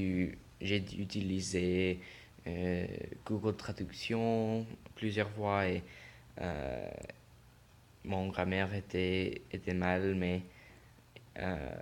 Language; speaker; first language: French; non-native, learner; English